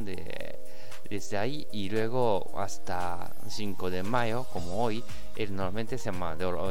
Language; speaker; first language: Spanish; non-native, learner; Japanese